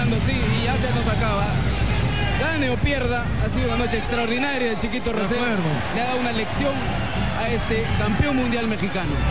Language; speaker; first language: Spanish; native; Spanish